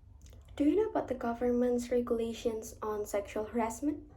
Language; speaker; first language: English; non-native, learner; Indonesian